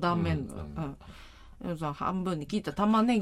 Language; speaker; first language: Japanese; native; Japanese